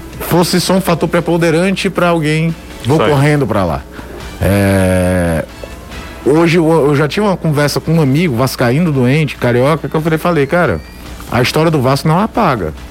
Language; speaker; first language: Portuguese; native; Portuguese